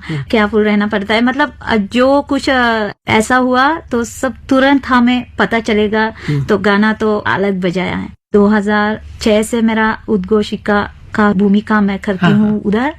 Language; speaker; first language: Hindi; non-native, fluent; Sinhala